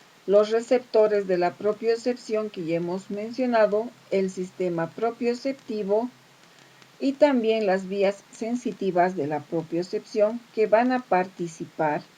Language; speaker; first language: Spanish; native; Spanish